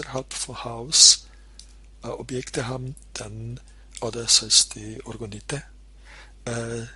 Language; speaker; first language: German; non-native, fluent; Croatian